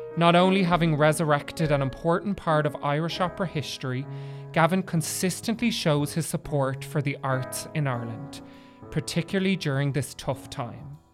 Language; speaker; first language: English; native; English